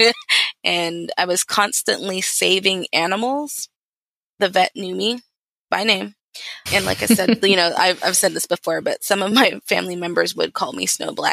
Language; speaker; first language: English; native; English